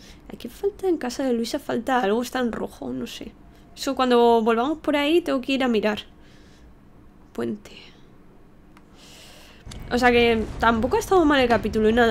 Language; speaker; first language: Spanish; native; Spanish